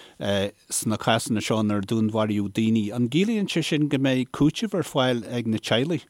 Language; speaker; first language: Irish; native; Irish